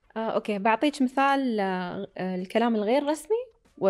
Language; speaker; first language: Arabic; native; Arabic